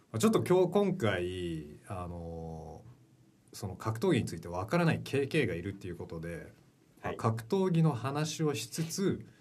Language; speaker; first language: Japanese; early bilingual, heritage; Japanese